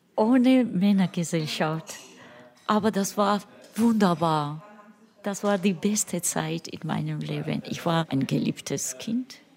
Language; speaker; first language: German; non-native, fluent; Georgian